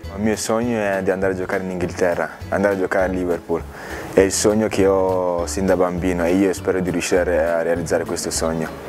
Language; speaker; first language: Italian; early bilingual, other home language; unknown